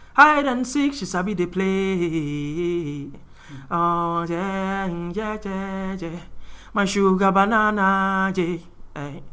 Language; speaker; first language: English; non-native, local second language; Akan